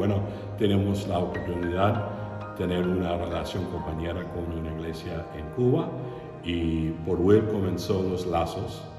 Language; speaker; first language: Spanish; non-native, fluent; English